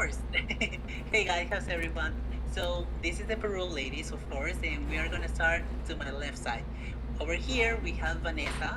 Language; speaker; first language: English; non-native, fluent; Spanish